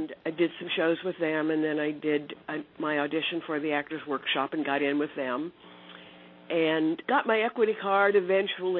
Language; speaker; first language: English; native; English